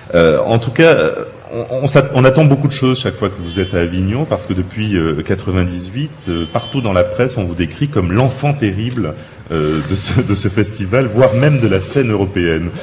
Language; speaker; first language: French; native; French